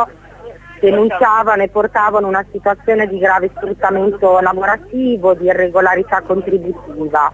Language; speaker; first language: Italian; native; Italian